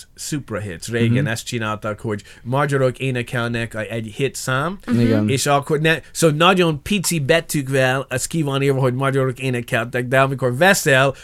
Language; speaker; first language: Hungarian; non-native, fluent; English